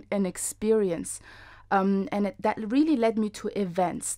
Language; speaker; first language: English; non-native, fluent; German